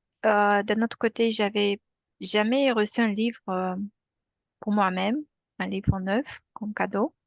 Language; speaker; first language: French; non-native, fluent; Romanian